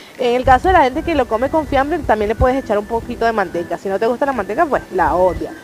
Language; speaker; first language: Spanish; native; Spanish